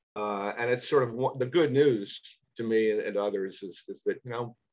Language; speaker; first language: English; native; English